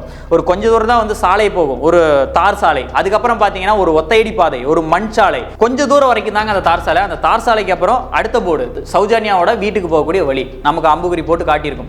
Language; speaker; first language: Tamil; native; Tamil